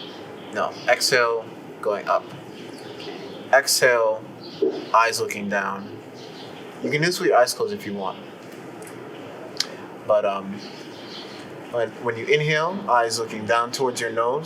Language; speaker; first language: English; non-native, learner; Russian